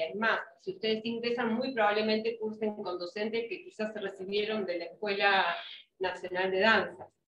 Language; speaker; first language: Spanish; native; Spanish